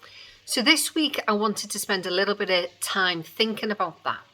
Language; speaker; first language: English; native; English